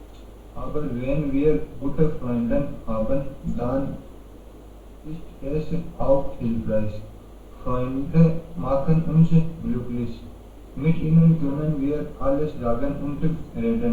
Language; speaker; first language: German; non-native, learner; Hindi